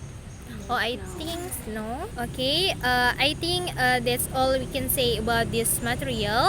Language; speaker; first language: English; non-native, learner; Indonesian